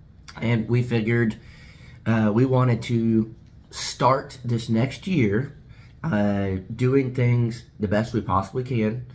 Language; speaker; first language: English; native; English